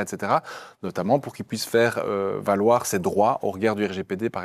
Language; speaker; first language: French; native; French